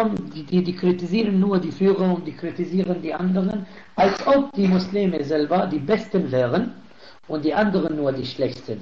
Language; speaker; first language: German; non-native, fluent; Arabic